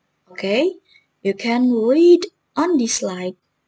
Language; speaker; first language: English; non-native, fluent; Indonesian